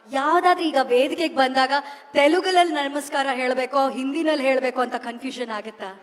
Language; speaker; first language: Kannada; native; Kannada